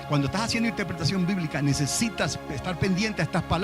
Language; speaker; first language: Spanish; native; Spanish